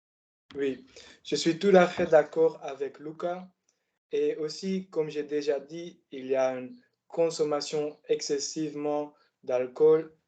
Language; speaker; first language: French; non-native, learner; Dutch